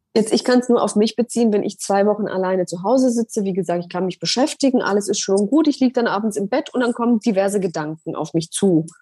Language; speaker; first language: German; early bilingual, other home language; Polish